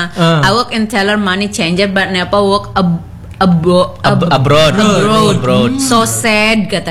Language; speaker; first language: English; non-native, learner; Indonesian